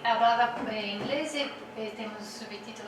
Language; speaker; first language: Spanish; non-native, learner; Portuguese